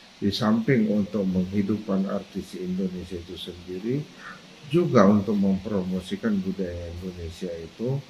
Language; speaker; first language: Indonesian; non-native, local second language; Batak Toba